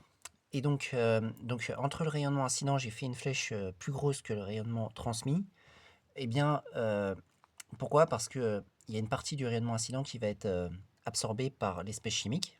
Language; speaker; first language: French; native; French